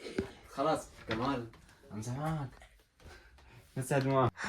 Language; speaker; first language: Arabic; native; Arabic